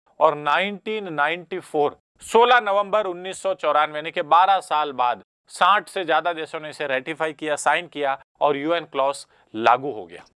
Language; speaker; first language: Hindi; native; Hindi